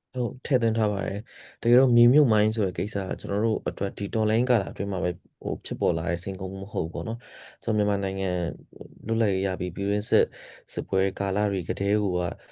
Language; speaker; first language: Burmese; non-native, local second language; S'gaw Karen